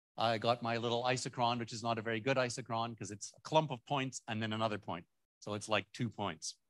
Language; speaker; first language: English; native; English